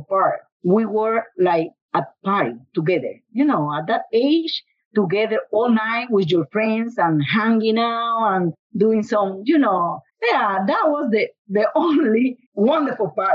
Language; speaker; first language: English; non-native, learner; Spanish